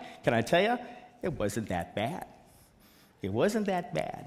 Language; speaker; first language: English; native; English